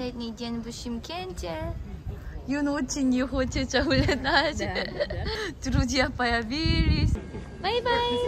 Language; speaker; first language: Russian; non-native, learner; Korean